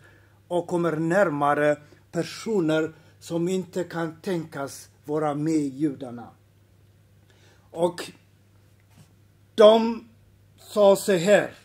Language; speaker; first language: Swedish; non-native, fluent; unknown